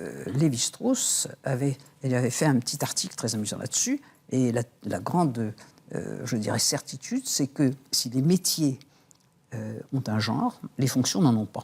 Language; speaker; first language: French; native; French